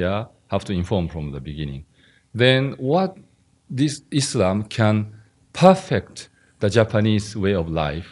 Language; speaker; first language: English; non-native, learner; Japanese